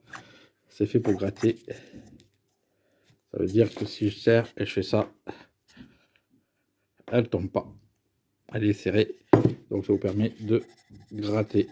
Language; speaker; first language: French; native; French